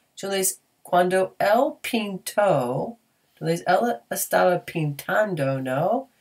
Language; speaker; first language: Spanish; non-native, fluent; English